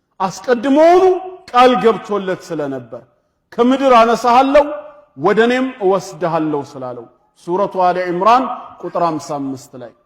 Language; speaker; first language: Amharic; non-native, local second language; Oromo